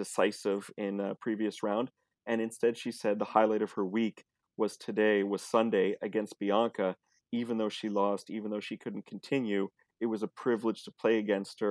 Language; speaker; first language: English; native; English